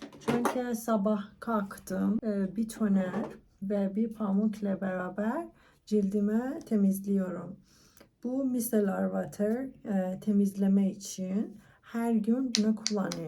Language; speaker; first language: Turkish; non-native, learner; Persian